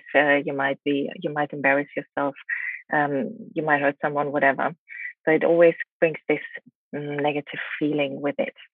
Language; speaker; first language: English; non-native, fluent; German